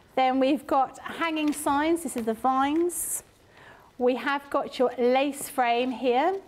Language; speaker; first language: English; native; English